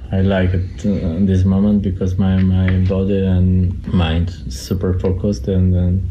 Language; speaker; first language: English; non-native, learner; Polish